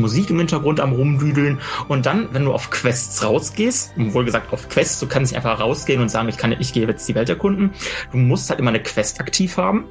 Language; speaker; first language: German; native; German